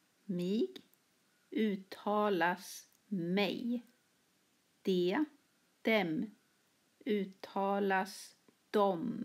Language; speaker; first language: Swedish; native; Swedish